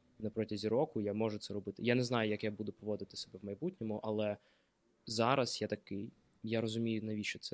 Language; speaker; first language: Ukrainian; non-native, local second language; Russian